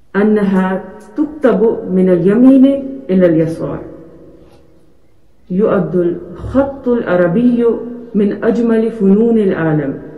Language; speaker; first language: Arabic; non-native, learner; Kashmiri